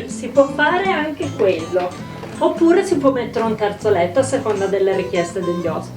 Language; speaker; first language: Italian; native; Italian